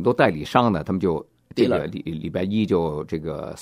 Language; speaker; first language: Chinese; native; Chinese